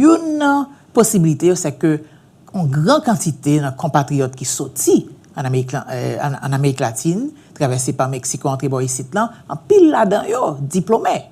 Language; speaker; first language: Haitian Creole; early bilingual, heritage; Haitian Creole